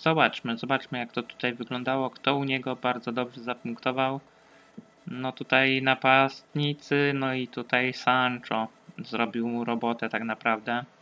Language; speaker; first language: Polish; native; Polish